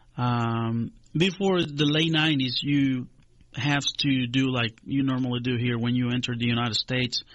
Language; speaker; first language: English; non-native, fluent; Spanish